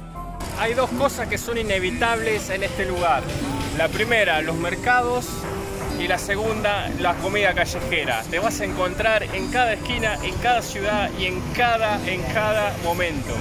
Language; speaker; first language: Spanish; native; Spanish